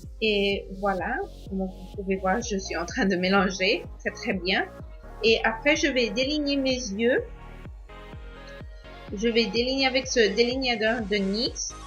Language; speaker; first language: French; non-native, learner; Spanish